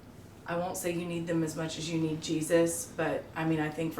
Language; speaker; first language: English; native; English